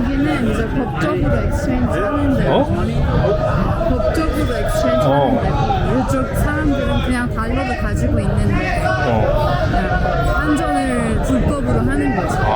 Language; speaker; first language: Korean; non-native, fluent; Persian